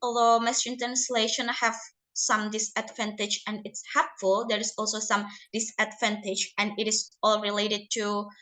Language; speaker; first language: English; non-native, learner; Indonesian